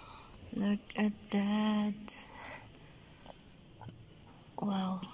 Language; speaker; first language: English; non-native, fluent; Filipino